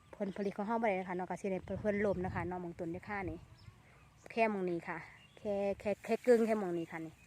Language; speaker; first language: Thai; native; Thai